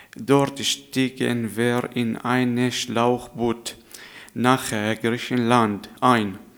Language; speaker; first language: German; non-native, learner; Arabic